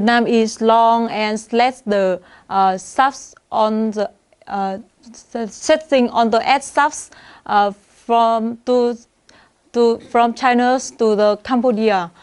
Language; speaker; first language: English; non-native, learner; Vietnamese